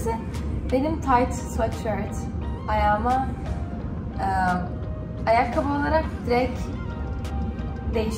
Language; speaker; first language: Turkish; early bilingual, heritage; Turkish